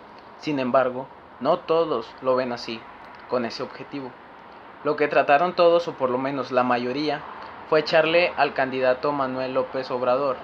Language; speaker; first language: Spanish; native; Spanish